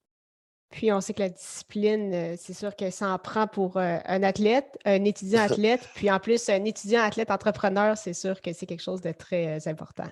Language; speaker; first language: French; native; French